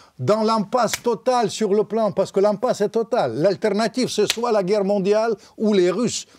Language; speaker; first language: French; non-native, fluent; Russian